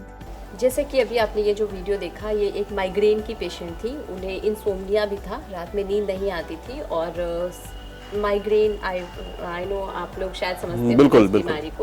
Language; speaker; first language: Hindi; native; Hindi